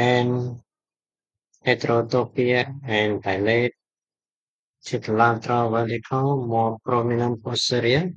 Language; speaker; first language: English; non-native, fluent; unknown